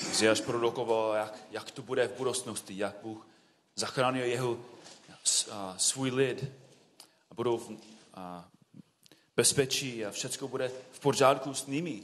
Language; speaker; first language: Czech; non-native, fluent; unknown